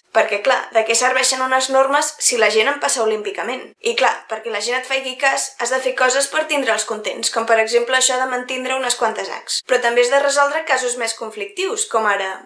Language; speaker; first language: Catalan; native; Catalan